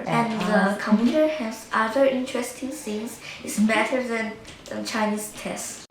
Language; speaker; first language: English; non-native, learner; Chinese